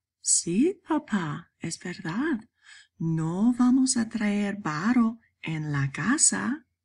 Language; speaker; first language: Spanish; non-native, fluent; English